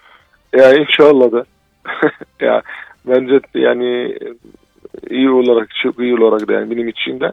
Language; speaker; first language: Turkish; non-native, fluent; Arabic